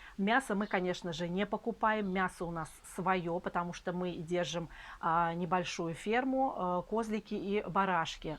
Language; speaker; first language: Russian; native; Russian